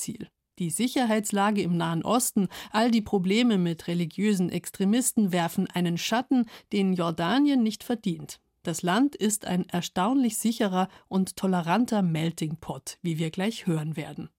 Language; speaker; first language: German; native; German